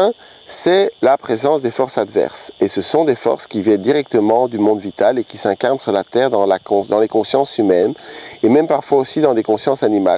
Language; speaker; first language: French; native; French